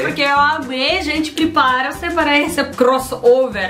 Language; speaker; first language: Portuguese; non-native, learner; Russian